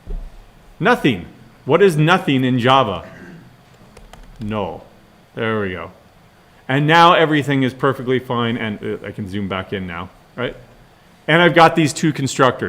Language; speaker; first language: English; native; English